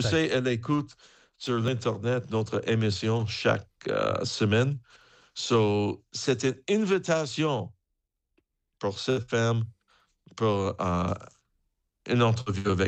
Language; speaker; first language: French; non-native, fluent; English